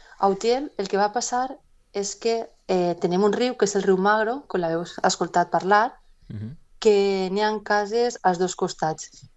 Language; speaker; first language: Catalan; non-native, local second language; Spanish